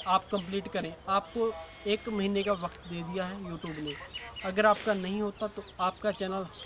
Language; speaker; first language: Hindi; non-native, local second language; Punjabi